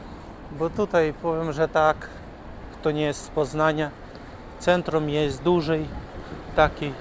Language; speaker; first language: Polish; non-native, learner; Ukrainian